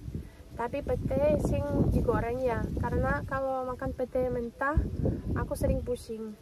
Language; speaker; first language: Indonesian; non-native, fluent; Russian